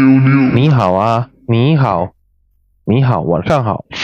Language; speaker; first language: Chinese; non-native, learner; Filipino